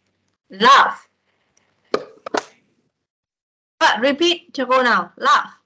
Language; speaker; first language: English; non-native, fluent; Vietnamese